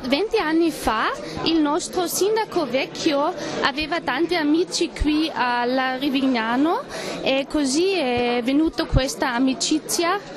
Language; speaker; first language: Italian; non-native, learner; German